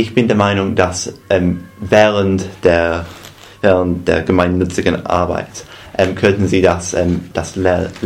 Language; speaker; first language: German; non-native, fluent; English